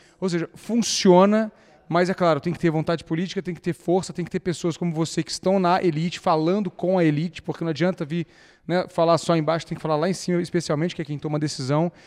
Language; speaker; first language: Portuguese; native; Portuguese